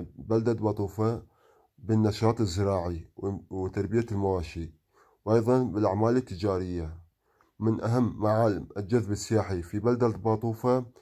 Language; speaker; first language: Arabic; non-native, local second language; Kurdish